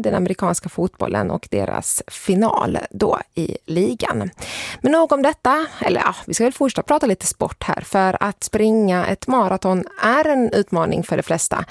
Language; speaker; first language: Swedish; native; Swedish